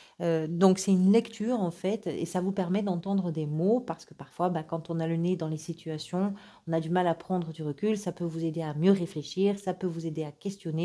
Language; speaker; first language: French; native; French